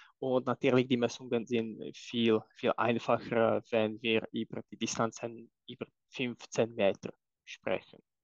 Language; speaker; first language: German; non-native, fluent; Czech